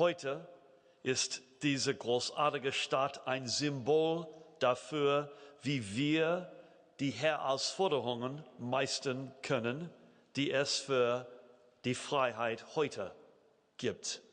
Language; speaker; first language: German; non-native, fluent; English